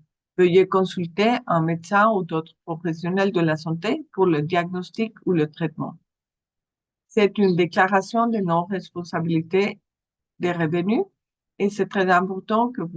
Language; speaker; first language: French; non-native, fluent; Spanish